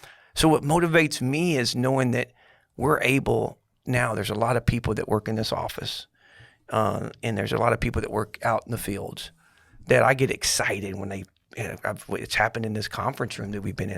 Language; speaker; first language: English; native; English